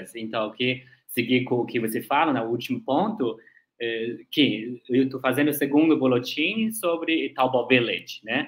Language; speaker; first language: Portuguese; non-native, learner; Chinese